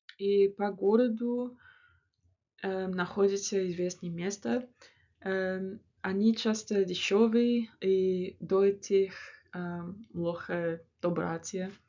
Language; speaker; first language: Russian; non-native, learner; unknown